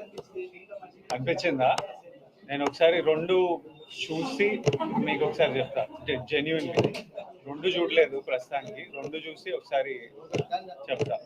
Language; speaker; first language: Telugu; native; Telugu